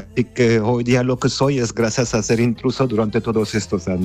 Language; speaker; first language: Spanish; non-native, fluent; Armenian